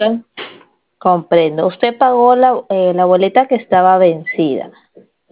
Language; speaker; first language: Spanish; native; Spanish